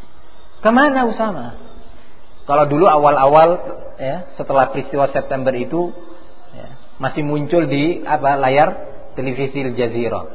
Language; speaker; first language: Indonesian; native; Indonesian